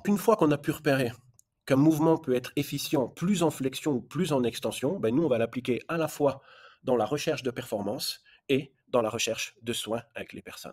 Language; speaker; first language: French; native; French